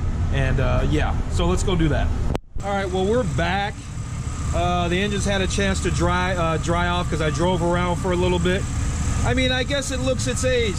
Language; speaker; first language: English; native; English